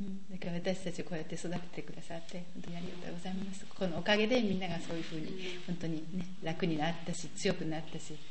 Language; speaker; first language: Japanese; native; Japanese